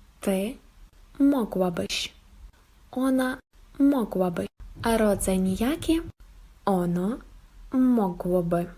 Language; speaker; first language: Polish; non-native, fluent; Ukrainian